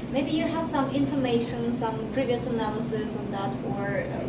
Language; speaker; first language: English; non-native, fluent; Russian